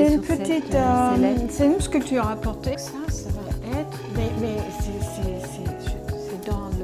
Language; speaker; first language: French; non-native, fluent; English